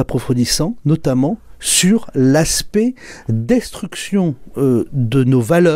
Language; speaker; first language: French; native; French